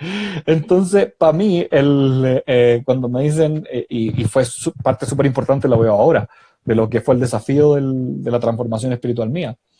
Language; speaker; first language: Spanish; native; Spanish